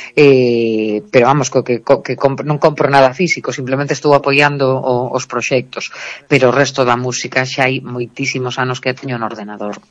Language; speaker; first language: Galician; native; Galician